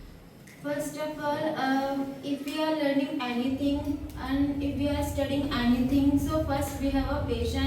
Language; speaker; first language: English; non-native, learner; Hindi